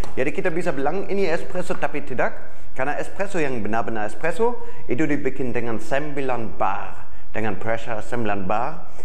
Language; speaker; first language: Indonesian; non-native, fluent; German